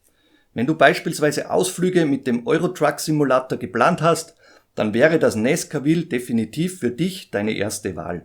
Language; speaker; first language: German; native; German